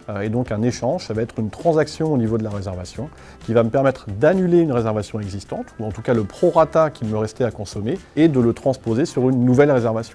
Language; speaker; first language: French; native; French